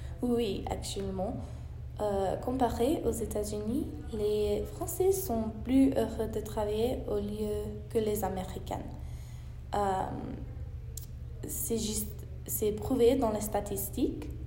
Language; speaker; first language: French; non-native, learner; English